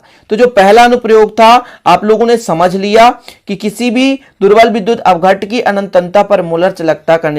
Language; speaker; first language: Hindi; native; Hindi